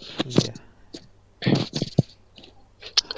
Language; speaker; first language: English; non-native, learner; Indonesian